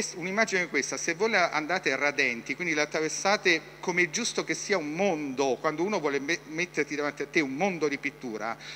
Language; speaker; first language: Italian; native; Italian